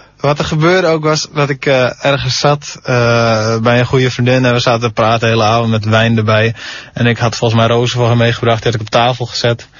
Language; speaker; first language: Dutch; non-native, local second language; Western Frisian